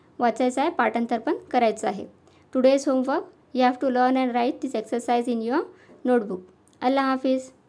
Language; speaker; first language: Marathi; non-native, local second language; Urdu